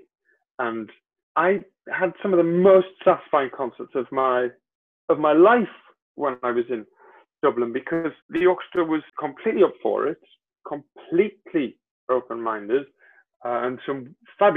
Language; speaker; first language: English; native; English